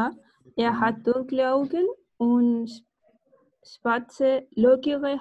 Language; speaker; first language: German; non-native, learner; Spanish